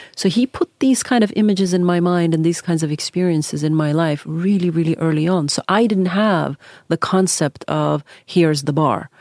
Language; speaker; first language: English; early bilingual, other home language; Norwegian